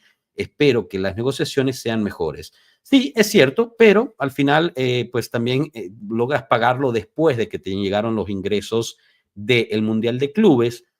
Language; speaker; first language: Spanish; native; Spanish